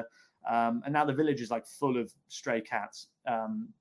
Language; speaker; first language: English; native; English